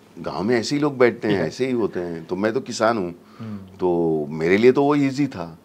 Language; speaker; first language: Hindi; non-native, local second language; Marathi